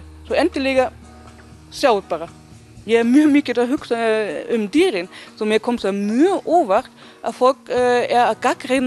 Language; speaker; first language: Icelandic; non-native, learner; Danish